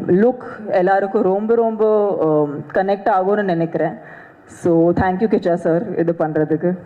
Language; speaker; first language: Tamil; non-native, fluent; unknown